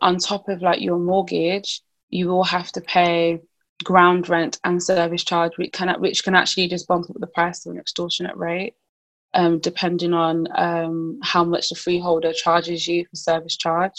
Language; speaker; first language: English; native; English